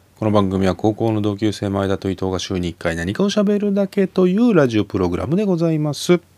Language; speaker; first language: Japanese; native; Japanese